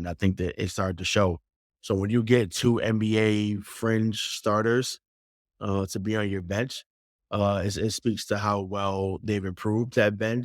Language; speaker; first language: English; native; English